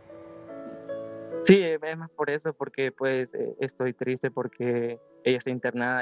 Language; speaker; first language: Spanish; native; Spanish